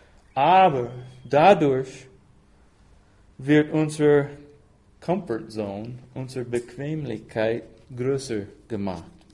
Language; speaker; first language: German; non-native, fluent; English